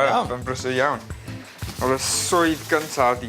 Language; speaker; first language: Welsh; non-native, learner; English